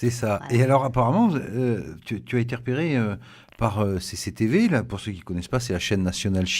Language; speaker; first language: French; native; French